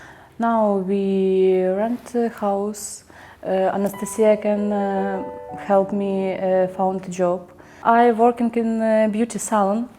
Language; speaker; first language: English; non-native, learner; Ukrainian